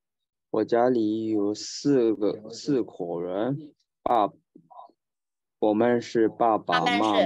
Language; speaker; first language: Chinese; non-native, learner; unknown